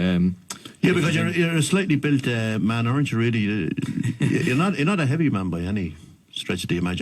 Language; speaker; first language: English; native; English